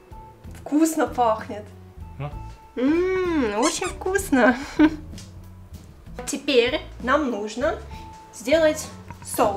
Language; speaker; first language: Russian; native; Russian